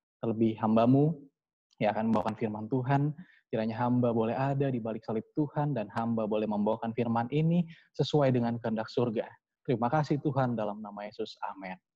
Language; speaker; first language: Indonesian; native; Indonesian